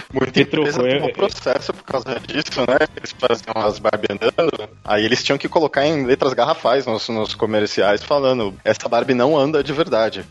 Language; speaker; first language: Portuguese; native; Portuguese